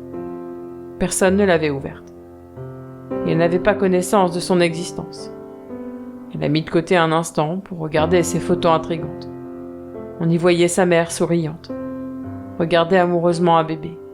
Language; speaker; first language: French; native; French